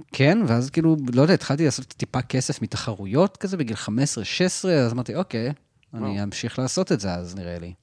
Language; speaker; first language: Hebrew; native; Hebrew